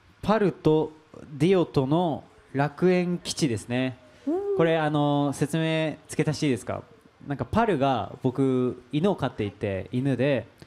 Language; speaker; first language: Japanese; native; Japanese